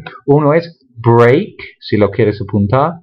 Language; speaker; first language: Spanish; non-native, fluent; English